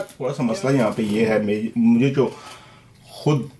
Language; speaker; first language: Urdu; early bilingual, other home language; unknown